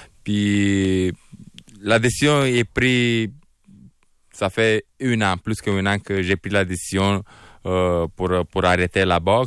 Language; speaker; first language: French; non-native, fluent; Romanian